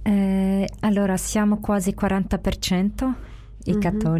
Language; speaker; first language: Italian; non-native, fluent; Arabic